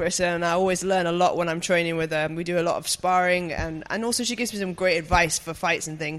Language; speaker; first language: English; native; English